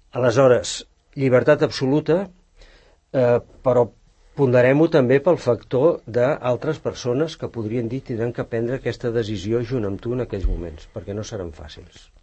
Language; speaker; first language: Catalan; native; Catalan